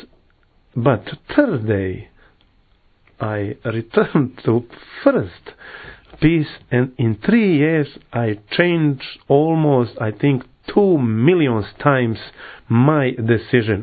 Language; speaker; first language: English; non-native, learner; Bosnian